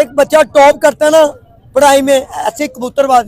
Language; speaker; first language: Hindi; non-native, local second language; Punjabi